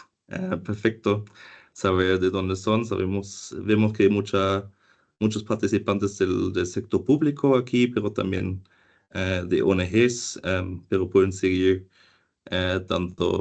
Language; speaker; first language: Spanish; non-native, fluent; German